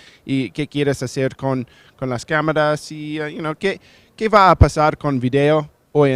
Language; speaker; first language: Spanish; non-native, learner; English